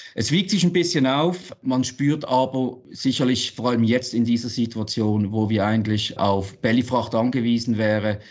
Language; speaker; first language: German; native; German